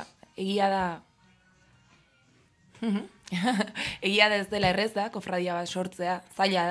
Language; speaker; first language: Basque; native; Basque